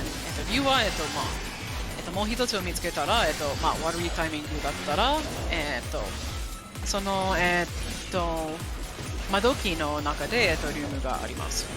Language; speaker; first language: Japanese; non-native, fluent; English